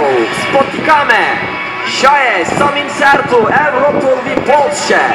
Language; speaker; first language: Polish; non-native, learner; Turkish